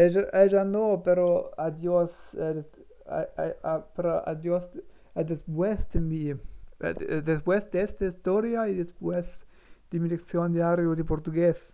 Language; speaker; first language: Spanish; non-native, learner; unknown